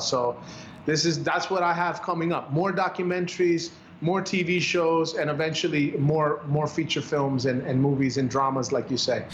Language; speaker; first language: English; early bilingual, other home language; Spanish